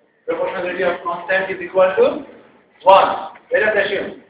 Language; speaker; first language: English; non-native, local second language; Bangla